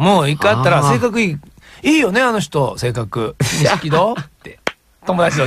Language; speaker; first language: Japanese; native; Japanese